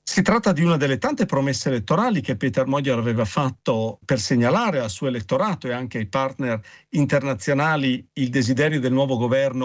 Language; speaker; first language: Italian; native; Italian